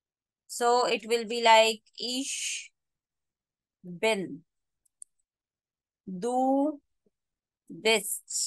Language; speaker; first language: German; non-native, fluent; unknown